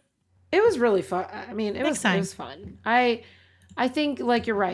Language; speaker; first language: English; native; English